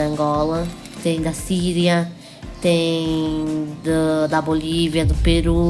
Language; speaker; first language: Portuguese; early bilingual, other home language; Spanish